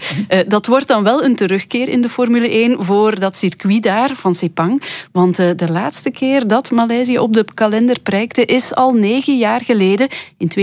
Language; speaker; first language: Dutch; native; Dutch